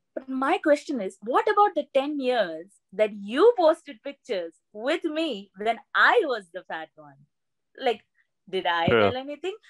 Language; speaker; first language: English; non-native, local second language; Malayalam